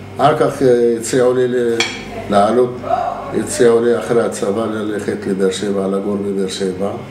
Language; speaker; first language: Hebrew; non-native, fluent; Arabic